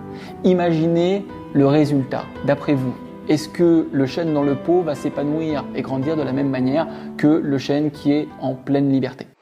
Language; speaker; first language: French; native; French